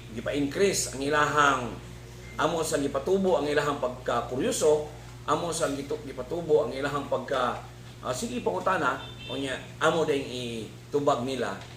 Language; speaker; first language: Cebuano; native; Cebuano